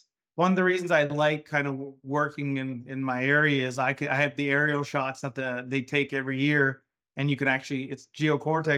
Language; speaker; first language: English; native; English